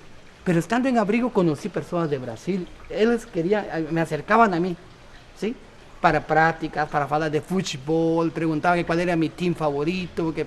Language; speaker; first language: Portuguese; non-native, learner; Spanish